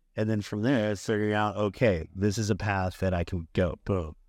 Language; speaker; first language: English; native; English